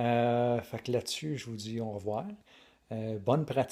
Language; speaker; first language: French; native; French